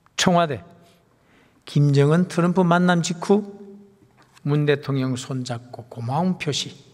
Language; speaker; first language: Korean; native; Korean